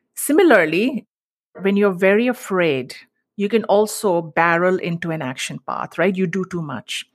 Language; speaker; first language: English; non-native, local second language; Hindi